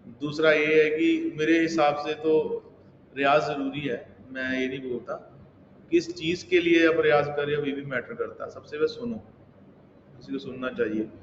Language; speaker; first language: Hindi; non-native, local second language; Punjabi